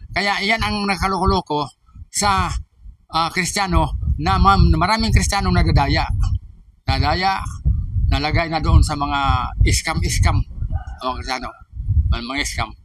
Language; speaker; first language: Filipino; non-native, local second language; Cebuano